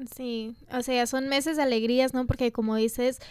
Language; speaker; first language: Spanish; early bilingual, heritage; Spanish